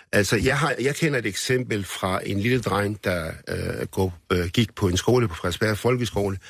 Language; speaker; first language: Danish; early bilingual, other home language; Arabic